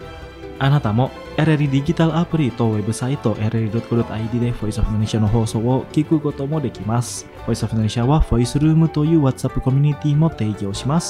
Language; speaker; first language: Japanese; non-native, fluent; Indonesian